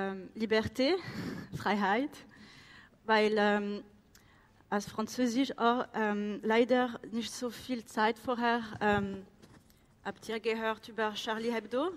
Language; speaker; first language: German; non-native, learner; French